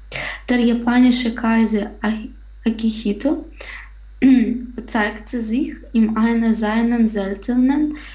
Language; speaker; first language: German; non-native, learner; Russian